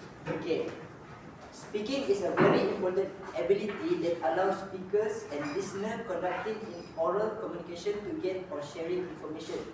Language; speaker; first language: English; non-native, local second language; Malay